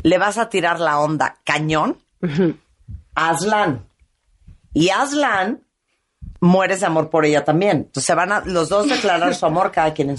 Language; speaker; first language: Spanish; native; Spanish